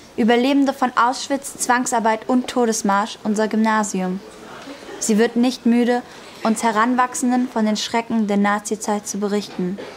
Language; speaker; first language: German; native; German